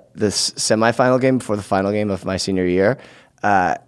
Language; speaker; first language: English; native; English